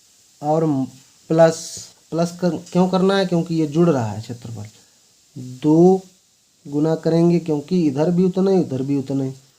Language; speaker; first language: Hindi; native; Hindi